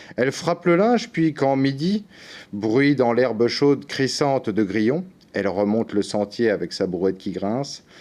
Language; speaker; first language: French; native; French